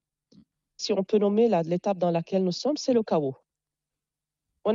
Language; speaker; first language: French; non-native, local second language; Arabic